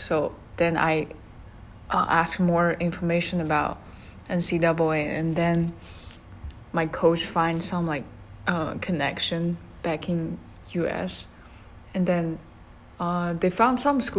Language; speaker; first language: English; non-native, fluent; Chinese